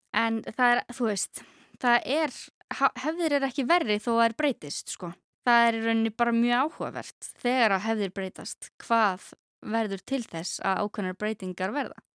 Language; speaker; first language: Icelandic; native; Icelandic